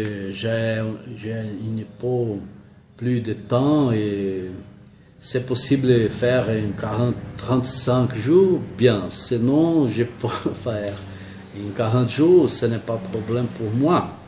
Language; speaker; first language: French; non-native, learner; Portuguese